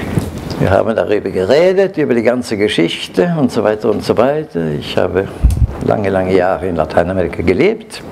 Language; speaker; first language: German; non-native, fluent; Norwegian